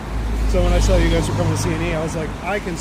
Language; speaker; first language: English; native; English